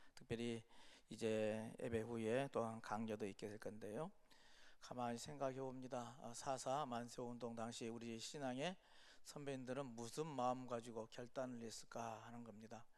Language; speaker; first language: Korean; native; Korean